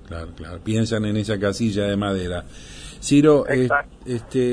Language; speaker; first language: Spanish; native; Spanish